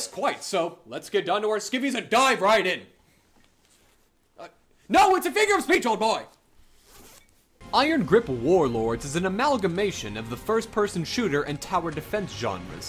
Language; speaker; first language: English; native; English